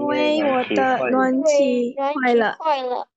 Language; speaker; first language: Chinese; non-native, learner; Indonesian